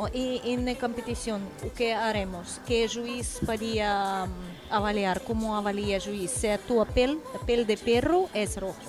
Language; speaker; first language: Spanish; non-native, learner; Portuguese